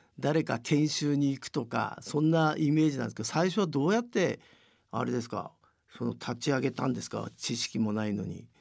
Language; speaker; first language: Japanese; native; Japanese